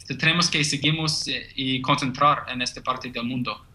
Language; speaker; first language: Spanish; non-native, learner; English